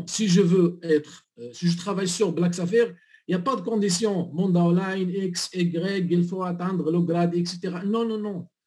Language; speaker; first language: French; non-native, learner; Arabic